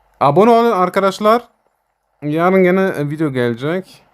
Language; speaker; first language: Turkish; early bilingual, heritage; Turkish